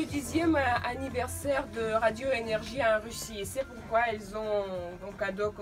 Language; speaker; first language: French; non-native, fluent; Russian